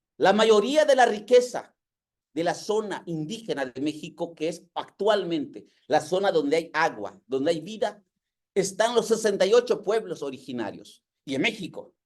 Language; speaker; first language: Spanish; non-native, local second language; Yucateco